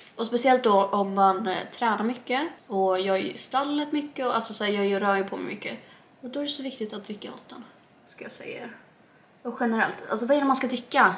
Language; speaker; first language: Swedish; native; Swedish